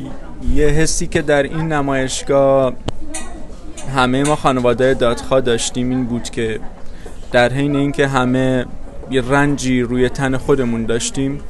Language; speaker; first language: Persian; native; Persian